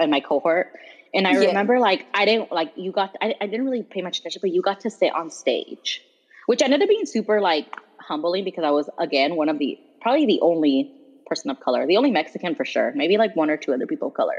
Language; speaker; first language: English; early bilingual, other home language; Spanish